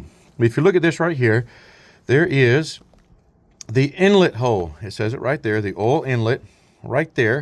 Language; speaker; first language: English; native; English